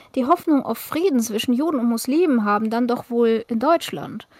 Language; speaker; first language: German; early bilingual, other home language; Russian